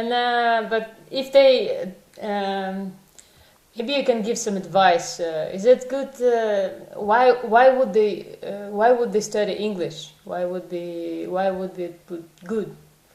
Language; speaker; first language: English; non-native, fluent; Russian